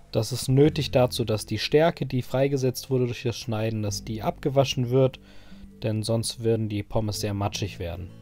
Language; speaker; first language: German; native; German